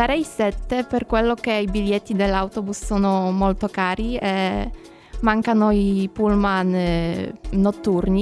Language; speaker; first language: Italian; non-native, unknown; Polish